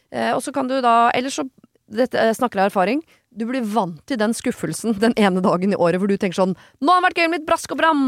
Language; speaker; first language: Norwegian; native; Norwegian